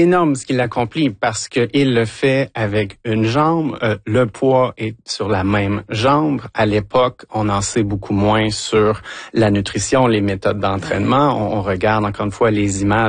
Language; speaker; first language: French; native; French